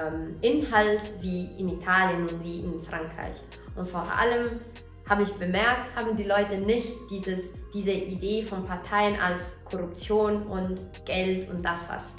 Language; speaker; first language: German; non-native, fluent; Italian